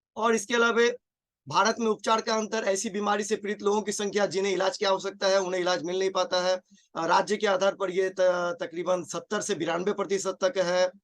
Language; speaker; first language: Hindi; native; Hindi